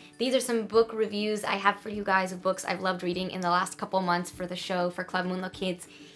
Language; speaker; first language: English; early bilingual, other home language; Spanish